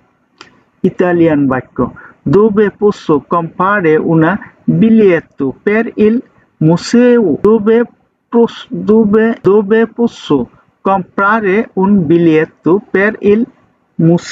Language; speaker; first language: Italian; non-native, learner; Bangla